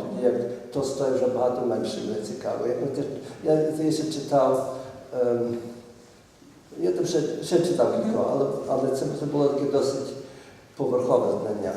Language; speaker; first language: Ukrainian; early bilingual, heritage; Ukrainian